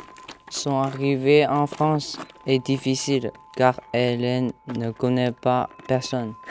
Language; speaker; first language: French; non-native, learner; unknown